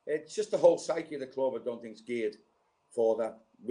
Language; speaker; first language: English; native; English